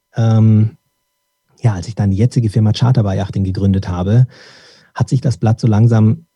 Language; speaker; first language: German; early bilingual, other home language; Turkish